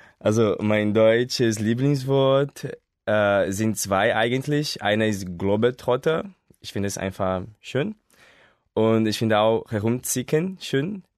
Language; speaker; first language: German; non-native, learner; Portuguese